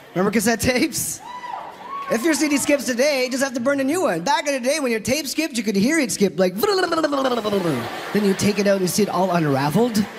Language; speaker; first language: English; early bilingual, other home language; Filipino